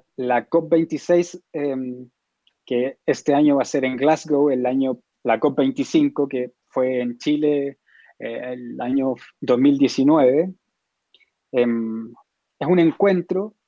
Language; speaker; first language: Spanish; native; Spanish